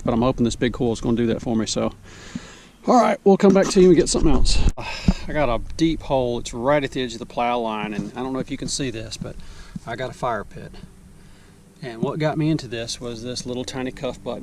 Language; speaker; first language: English; native; English